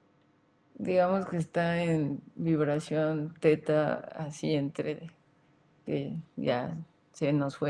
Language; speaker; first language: Spanish; native; Spanish